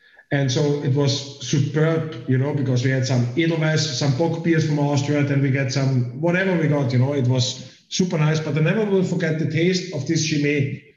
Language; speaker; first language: English; non-native, fluent; German